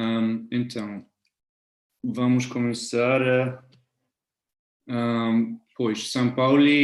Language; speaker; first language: Portuguese; non-native, fluent; German